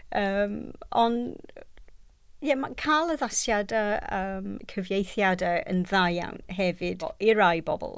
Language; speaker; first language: Welsh; non-native, local second language; English